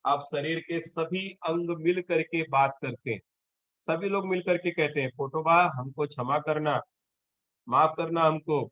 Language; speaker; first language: Hindi; non-native, local second language; Marathi